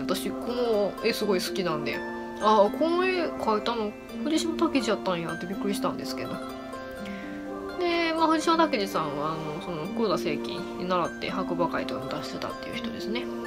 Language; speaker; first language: Japanese; native; Japanese